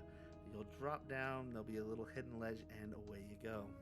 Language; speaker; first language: English; native; English